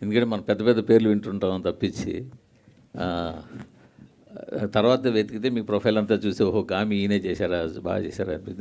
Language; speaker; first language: Telugu; native; Telugu